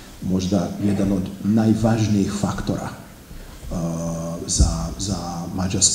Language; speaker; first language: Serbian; non-native, fluent; Hungarian